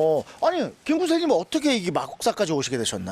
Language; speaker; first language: Korean; native; Korean